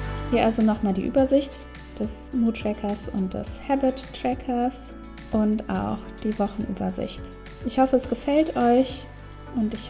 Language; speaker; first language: German; native; German